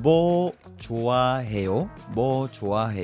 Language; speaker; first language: Korean; non-native, fluent; French